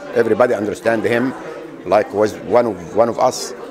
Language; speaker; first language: English; non-native, fluent; Arabic